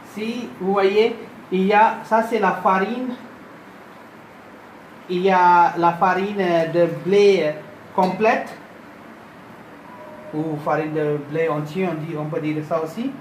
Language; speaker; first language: French; non-native, fluent; Hindi